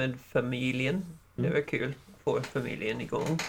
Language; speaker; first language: Swedish; non-native, learner; English